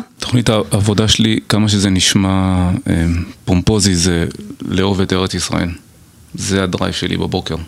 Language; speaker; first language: Hebrew; native; Hebrew